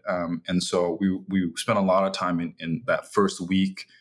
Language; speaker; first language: English; early bilingual, other home language; Chinese